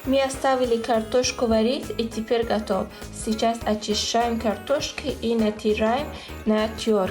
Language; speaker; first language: Russian; non-native, learner; Persian